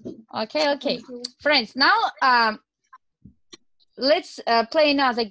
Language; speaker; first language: English; non-native, fluent; Russian